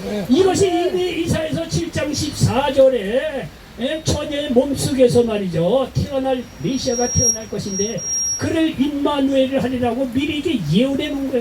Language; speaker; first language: Korean; native; Korean